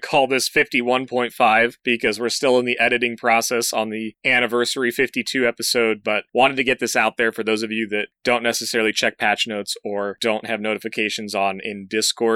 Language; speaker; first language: English; native; English